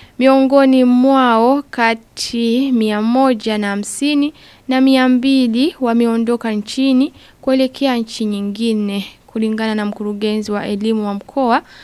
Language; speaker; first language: Swahili; non-native, local second language; Rundi